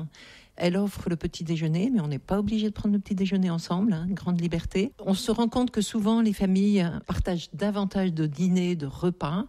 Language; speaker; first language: French; native; French